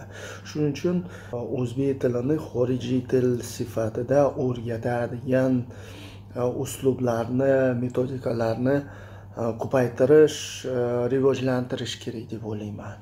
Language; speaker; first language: Uzbek; non-native, local second language; Russian